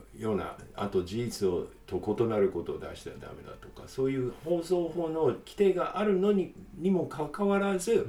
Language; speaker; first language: Japanese; non-native, fluent; English